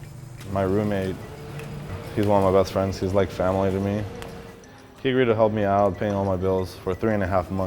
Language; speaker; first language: English; non-native, fluent; Spanish